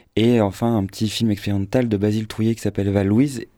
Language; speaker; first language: French; native; French